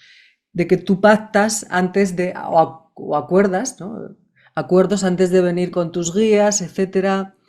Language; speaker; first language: Spanish; native; Spanish